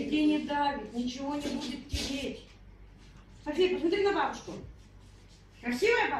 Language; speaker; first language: Russian; native; Russian